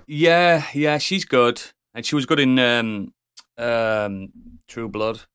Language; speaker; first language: English; native; English